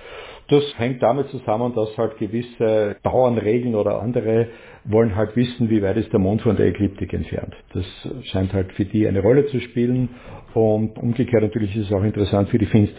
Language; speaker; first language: German; native; German